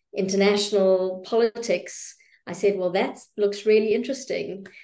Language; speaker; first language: English; native; English